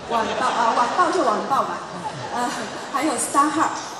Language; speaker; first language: Chinese; non-native, local second language; Min Nan Chinese